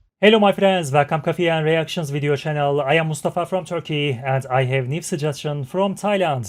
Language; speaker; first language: English; non-native, fluent; Turkish